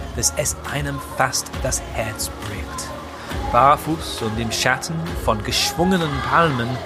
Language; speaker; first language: German; non-native, fluent; English